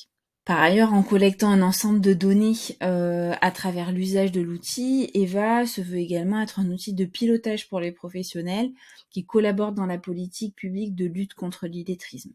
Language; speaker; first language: French; native; French